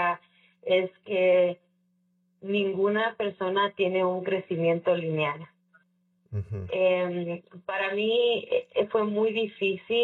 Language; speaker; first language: Spanish; native; Spanish